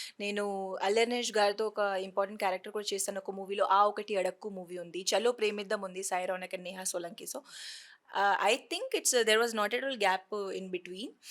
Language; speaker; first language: Telugu; non-native, fluent; Hindi